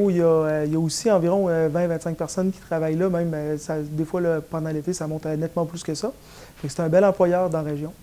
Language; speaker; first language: French; native; French